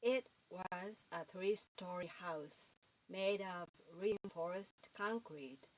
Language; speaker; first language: English; non-native, fluent; Japanese